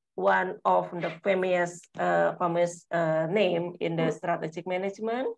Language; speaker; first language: English; non-native, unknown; Indonesian